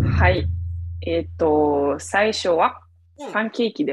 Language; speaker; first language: Japanese; non-native, fluent; Italian